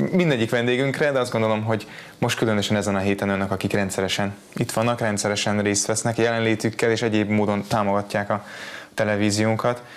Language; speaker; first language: Hungarian; native; Hungarian